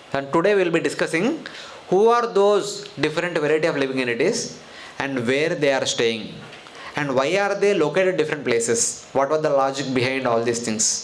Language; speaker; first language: English; non-native, local second language; Telugu